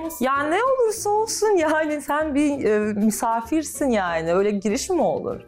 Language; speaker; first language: Turkish; non-native, fluent; Russian